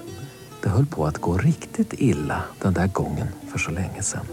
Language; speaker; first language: Swedish; native; Swedish